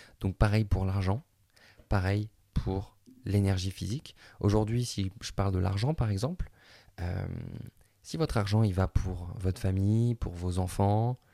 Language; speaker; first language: French; native; French